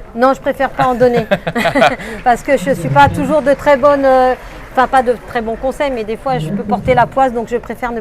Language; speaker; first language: French; native; French